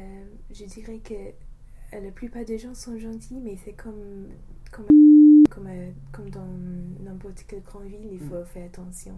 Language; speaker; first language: French; non-native, fluent; English